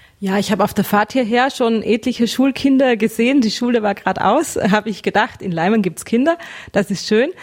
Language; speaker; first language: German; native; German